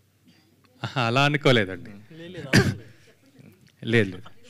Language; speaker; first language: Telugu; native; Telugu